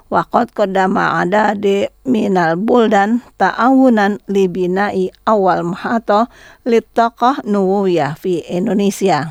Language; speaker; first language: Arabic; non-native, learner; Indonesian